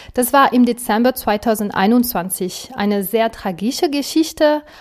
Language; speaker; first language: German; non-native, fluent; French